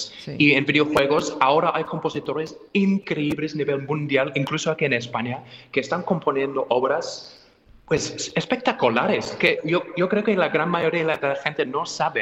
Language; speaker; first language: Spanish; non-native, fluent; English